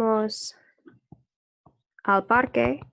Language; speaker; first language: Spanish; non-native, fluent; English